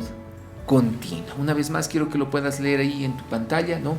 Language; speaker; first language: Spanish; native; Spanish